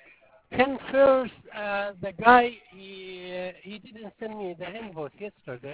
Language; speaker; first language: English; non-native, fluent; Arabic